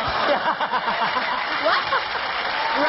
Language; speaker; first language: English; non-native, learner; Chinese